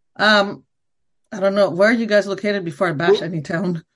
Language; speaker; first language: English; non-native, fluent; Khmer